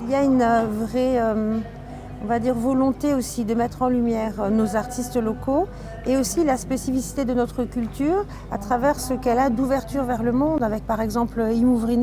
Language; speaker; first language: French; non-native, local second language; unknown